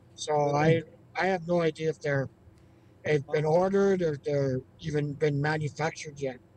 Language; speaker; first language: English; native; English